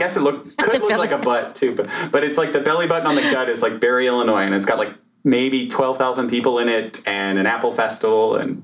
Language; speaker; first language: English; native; English